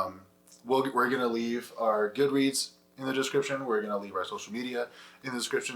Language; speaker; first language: English; native; English